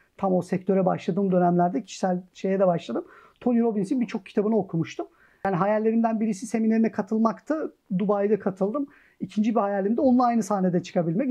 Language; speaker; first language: Turkish; early bilingual, heritage; Turkish